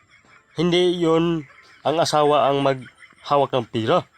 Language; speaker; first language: Filipino; non-native, local second language; Cebuano